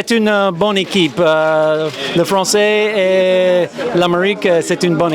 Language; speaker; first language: French; non-native, learner; English